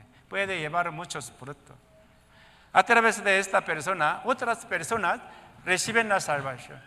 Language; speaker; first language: Spanish; non-native, learner; Korean